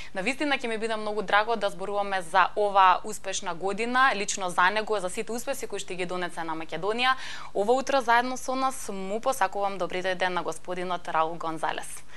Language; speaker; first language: Macedonian; native; Macedonian